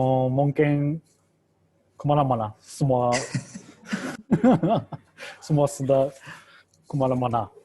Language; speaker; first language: Indonesian; non-native, learner; Japanese